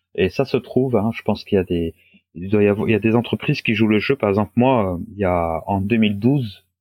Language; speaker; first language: French; non-native, local second language; Wolof